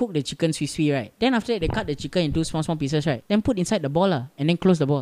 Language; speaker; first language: English; native; English